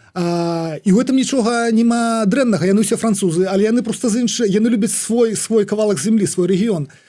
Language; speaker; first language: Belarusian; non-native, local second language; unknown